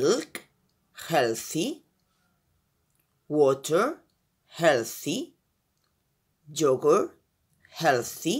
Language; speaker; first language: English; non-native, fluent; Spanish